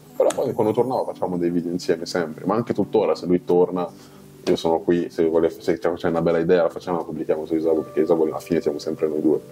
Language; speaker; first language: Italian; early bilingual, other home language; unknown